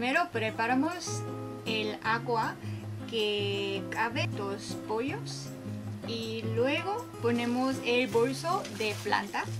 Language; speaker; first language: Spanish; non-native, fluent; Korean